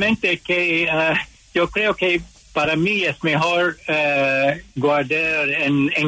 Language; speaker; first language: Spanish; non-native, learner; English